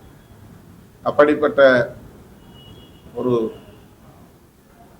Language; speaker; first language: Tamil; native; Tamil